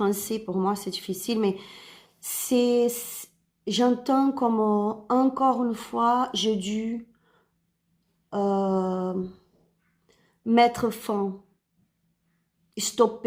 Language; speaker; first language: French; non-native, learner; Spanish